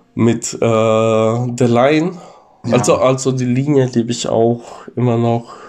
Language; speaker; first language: German; non-native, fluent; Romansh